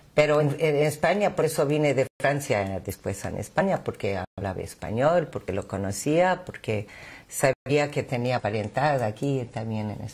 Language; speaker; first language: Spanish; non-native, fluent; English